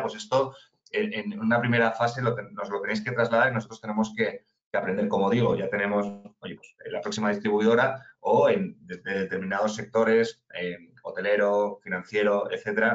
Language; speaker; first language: Spanish; native; Spanish